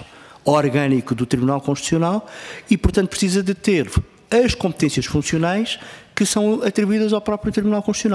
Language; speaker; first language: Portuguese; native; Portuguese